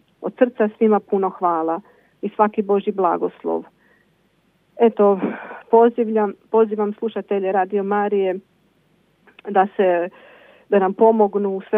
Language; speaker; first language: Croatian; native; Croatian